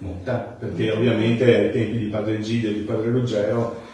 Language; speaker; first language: Italian; native; Italian